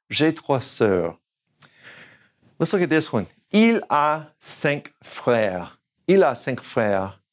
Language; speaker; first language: French; non-native, fluent; English